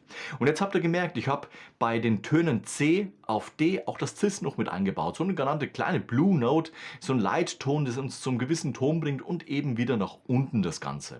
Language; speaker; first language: German; native; German